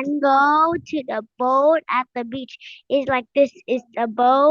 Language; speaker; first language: English; non-native, learner; Vietnamese